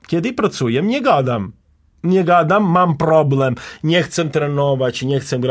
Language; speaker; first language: Polish; non-native, learner; Serbian